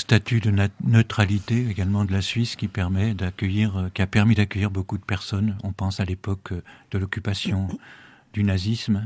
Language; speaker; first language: French; native; French